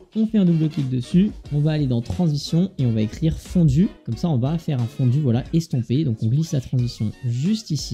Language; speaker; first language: French; native; French